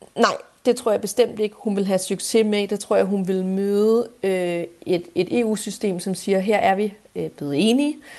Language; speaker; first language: Danish; native; Danish